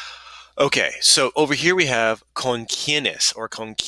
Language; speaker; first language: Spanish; non-native, fluent; English